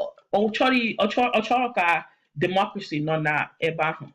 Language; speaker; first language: Igbo; non-native, learner; English